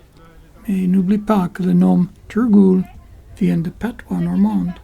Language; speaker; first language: French; non-native, fluent; English